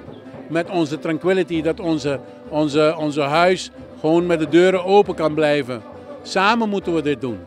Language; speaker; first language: Dutch; non-native, local second language; Papiamento